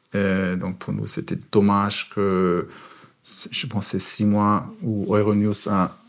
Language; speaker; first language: French; non-native, fluent; German